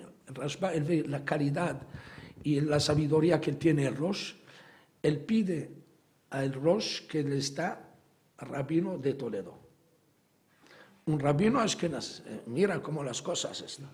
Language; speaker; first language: Spanish; non-native, fluent; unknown